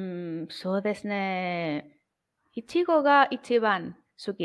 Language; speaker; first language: Japanese; non-native, fluent; Spanish